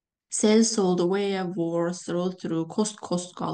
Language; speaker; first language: English; non-native, fluent; Azerbaijani